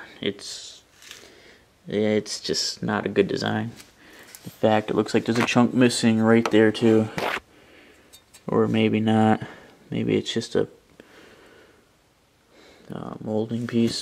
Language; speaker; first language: English; native; English